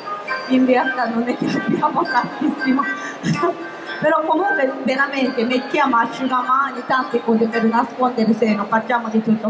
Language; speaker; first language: Italian; non-native, fluent; Japanese